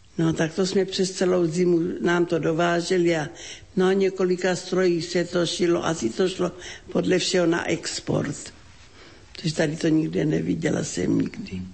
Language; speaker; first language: Czech; native; Czech